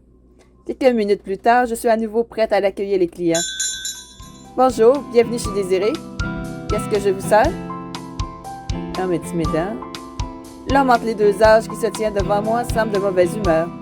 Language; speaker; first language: French; native; French